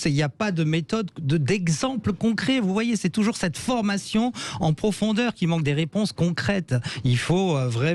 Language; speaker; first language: French; native; French